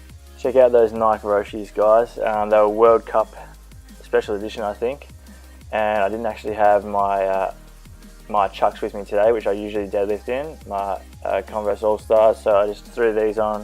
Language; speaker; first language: English; native; English